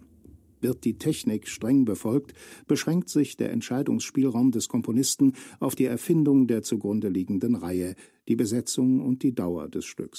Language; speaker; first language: German; native; German